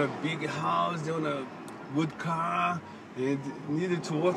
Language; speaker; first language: English; non-native, learner; Portuguese